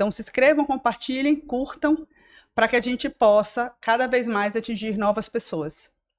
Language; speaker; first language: Portuguese; native; Portuguese